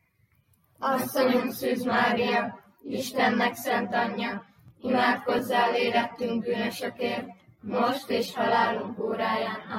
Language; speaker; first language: Hungarian; native; Hungarian